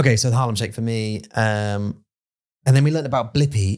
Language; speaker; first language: English; native; English